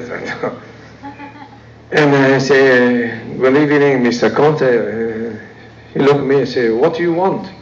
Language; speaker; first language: English; non-native, learner; Italian